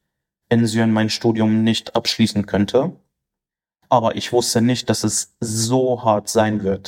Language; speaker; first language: German; non-native, fluent; Arabic